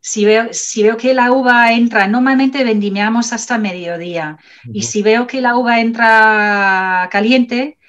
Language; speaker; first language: Spanish; non-native, fluent; English